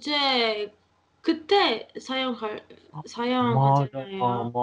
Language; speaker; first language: Korean; non-native, learner; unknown